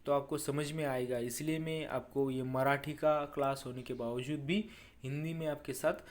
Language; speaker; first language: Hindi; non-native, local second language; Marathi